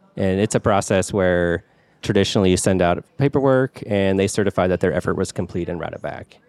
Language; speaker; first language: English; native; English